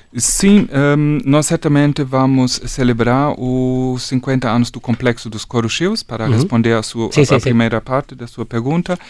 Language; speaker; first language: Portuguese; non-native, fluent; German